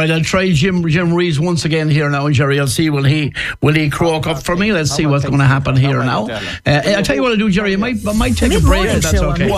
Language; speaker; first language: English; native; English